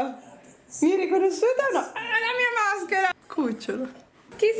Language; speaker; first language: Italian; native; Italian